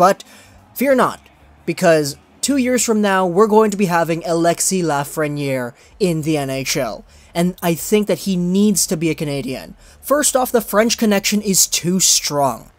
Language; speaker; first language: English; native; English